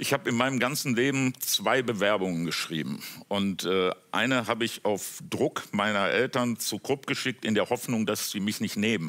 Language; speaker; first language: German; native; German